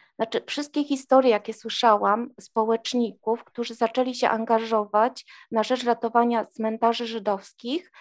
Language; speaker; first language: Polish; native; Polish